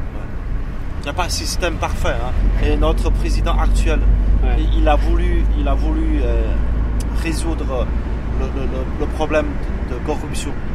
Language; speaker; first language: French; non-native, fluent; Chinese